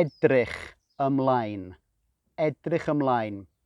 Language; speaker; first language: Welsh; non-native, fluent; English